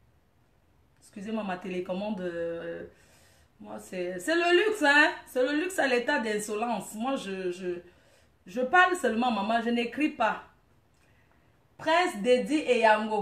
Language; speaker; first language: French; non-native, local second language; Lingala